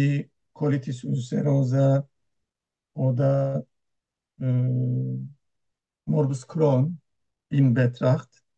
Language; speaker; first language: German; non-native, learner; Turkish